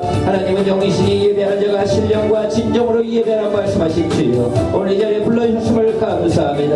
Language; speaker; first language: Korean; native; Korean